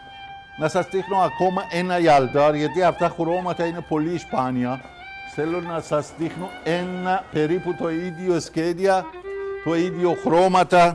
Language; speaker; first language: Greek; non-native, fluent; Persian